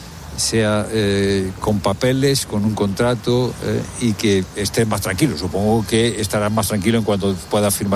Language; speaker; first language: Spanish; native; Spanish